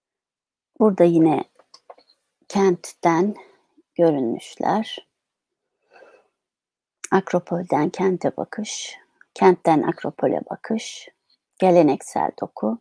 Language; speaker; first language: Turkish; native; Turkish